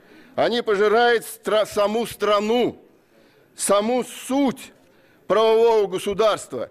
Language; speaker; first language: Russian; native; Russian